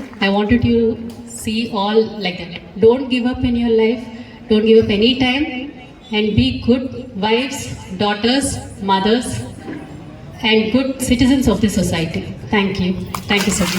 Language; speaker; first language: English; non-native, local second language; Telugu